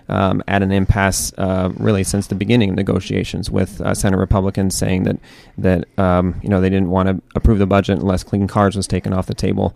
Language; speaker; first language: English; native; English